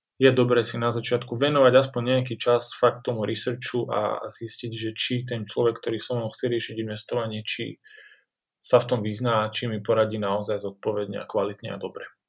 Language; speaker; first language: Slovak; native; Slovak